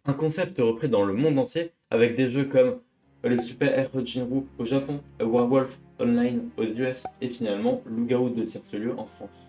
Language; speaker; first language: French; native; French